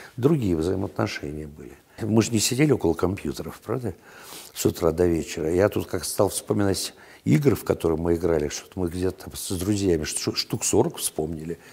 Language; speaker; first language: Russian; native; Russian